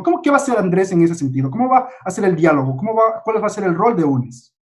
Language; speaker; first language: Spanish; native; Spanish